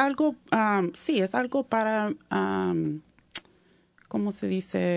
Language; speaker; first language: Spanish; early bilingual, heritage; Spanish